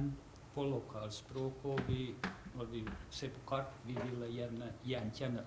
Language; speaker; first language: Norwegian; non-native, fluent; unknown